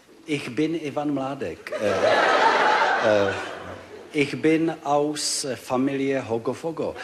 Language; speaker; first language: German; non-native, learner; Czech